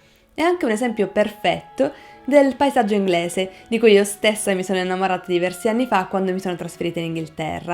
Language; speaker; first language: Italian; native; Italian